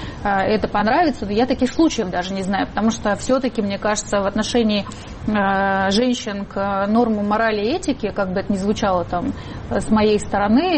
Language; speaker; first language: Russian; native; Russian